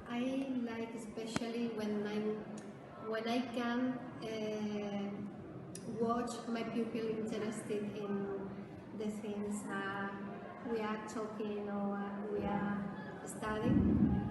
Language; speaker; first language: English; non-native, learner; Spanish